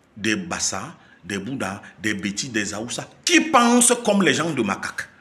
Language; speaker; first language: French; non-native, local second language; Basaa